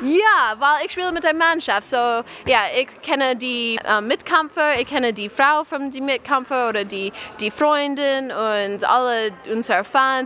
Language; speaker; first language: German; non-native, learner; English